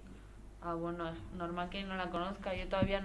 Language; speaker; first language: Spanish; native; Spanish